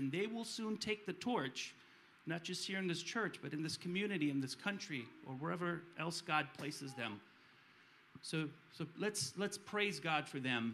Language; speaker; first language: English; early bilingual, other home language; Romanian